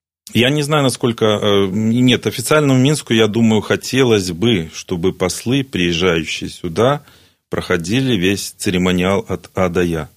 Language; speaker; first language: Russian; native; Russian